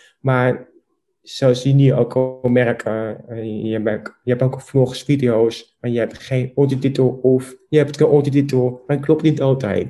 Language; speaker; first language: Dutch; non-native, local second language; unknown